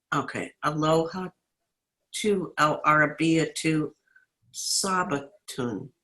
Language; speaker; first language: Arabic; non-native, learner; English